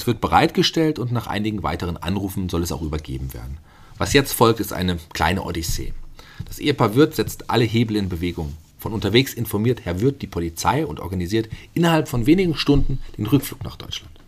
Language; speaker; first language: German; native; German